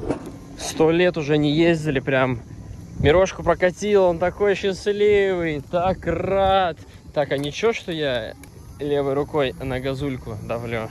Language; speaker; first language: Russian; native; Russian